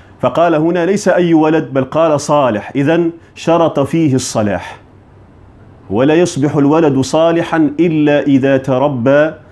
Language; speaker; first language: Arabic; native; Arabic